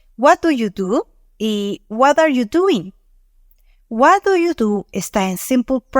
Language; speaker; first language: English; non-native, fluent; Spanish